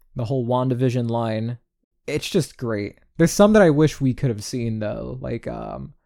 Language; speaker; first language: English; native; English